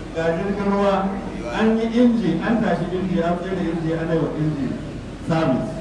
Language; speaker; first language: Hausa; native; Hausa